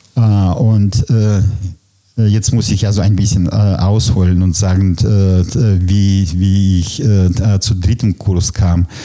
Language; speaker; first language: German; non-native, fluent; Russian